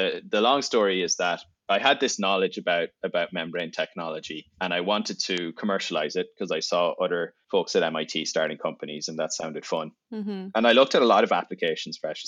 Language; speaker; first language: English; native; English